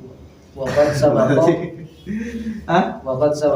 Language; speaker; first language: Arabic; non-native, fluent; Indonesian